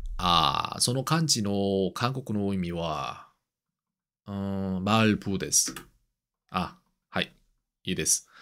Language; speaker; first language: Japanese; non-native, learner; Korean